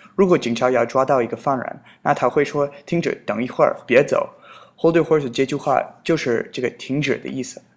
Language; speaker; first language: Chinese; non-native, fluent; English